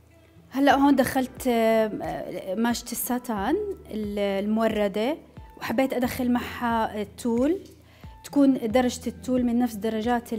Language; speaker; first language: Arabic; native; Arabic